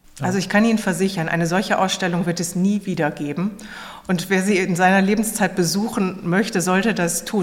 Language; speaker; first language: German; native; German